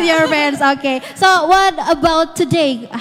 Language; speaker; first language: English; non-native, fluent; Indonesian